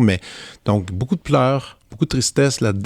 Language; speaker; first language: French; native; French